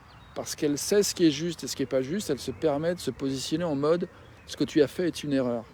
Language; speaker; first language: French; native; French